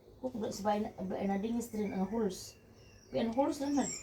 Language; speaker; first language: German; non-native, learner; Filipino